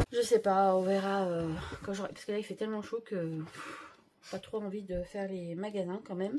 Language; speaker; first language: French; native; French